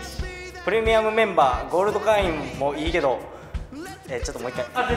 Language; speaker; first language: Japanese; native; Japanese